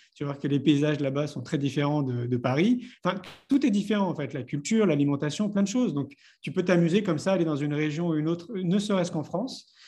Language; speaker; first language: French; native; French